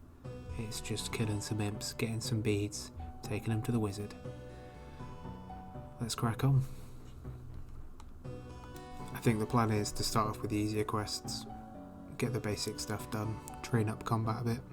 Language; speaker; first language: English; native; English